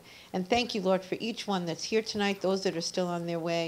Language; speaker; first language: English; native; English